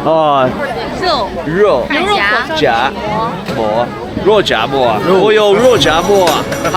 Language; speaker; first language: Chinese; non-native, learner; English